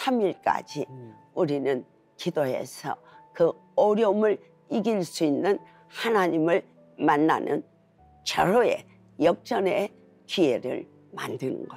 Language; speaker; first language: Korean; native; Korean